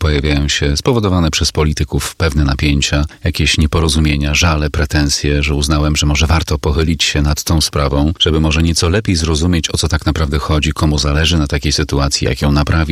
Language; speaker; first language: Polish; native; Polish